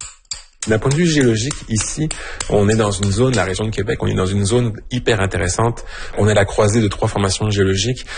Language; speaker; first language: French; native; French